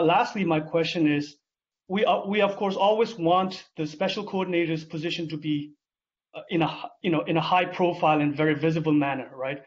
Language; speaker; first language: English; non-native, local second language; Tibetan